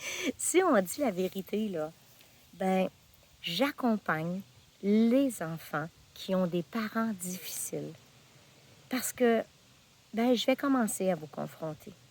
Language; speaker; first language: French; native; French